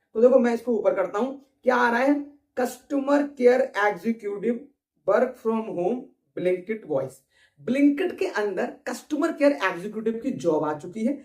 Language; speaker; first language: Hindi; native; Hindi